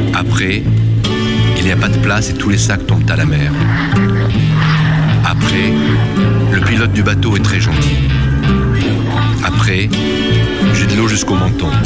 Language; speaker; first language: French; non-native, learner; Arabic